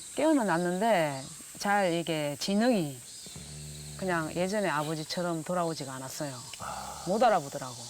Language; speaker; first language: Korean; native; Korean